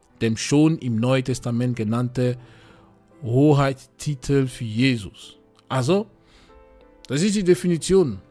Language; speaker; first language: German; non-native, fluent; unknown